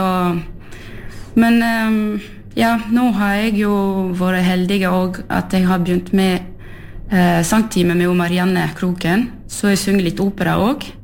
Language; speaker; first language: Norwegian; non-native, fluent; French